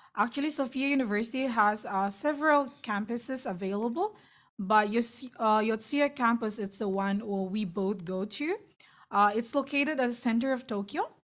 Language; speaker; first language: English; non-native, fluent; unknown